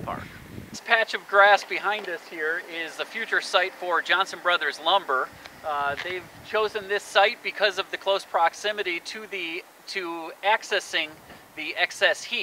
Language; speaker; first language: English; native; English